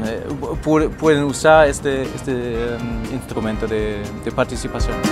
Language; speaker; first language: Spanish; non-native, fluent; German